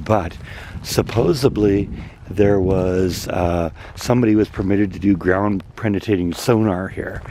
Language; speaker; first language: English; native; English